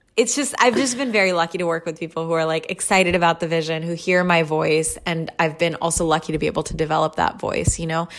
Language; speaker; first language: English; early bilingual, other home language; Urdu